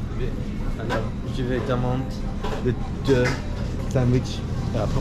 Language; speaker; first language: French; non-native, learner; Spanish